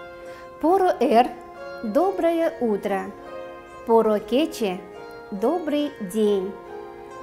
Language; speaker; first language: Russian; non-native, local second language; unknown